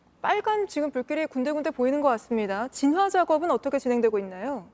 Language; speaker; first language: Korean; native; Korean